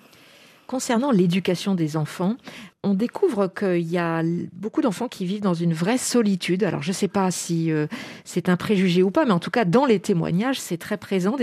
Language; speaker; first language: French; native; French